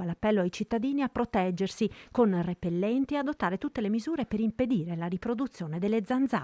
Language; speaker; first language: Italian; native; Italian